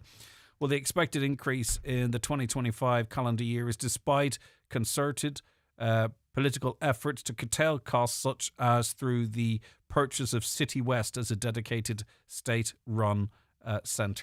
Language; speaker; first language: English; native; English